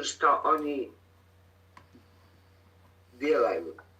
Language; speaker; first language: Russian; non-native, learner; Polish